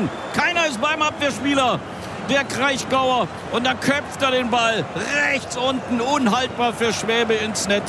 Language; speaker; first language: German; native; German